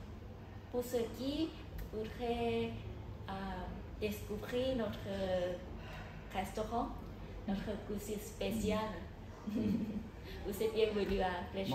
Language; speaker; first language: French; non-native, fluent; Thai